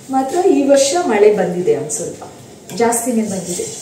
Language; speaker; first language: Kannada; non-native, local second language; Tulu